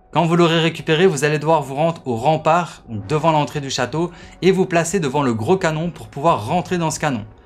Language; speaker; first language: French; native; French